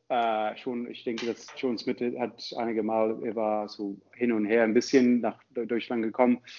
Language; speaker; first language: German; non-native, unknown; English